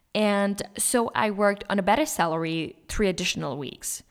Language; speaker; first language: English; non-native, fluent; German